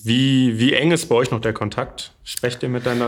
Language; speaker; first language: German; native; German